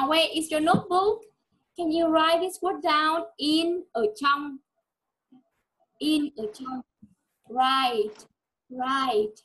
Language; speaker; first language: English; non-native, fluent; Vietnamese